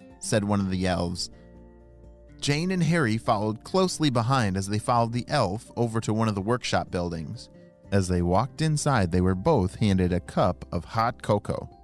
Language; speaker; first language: English; native; English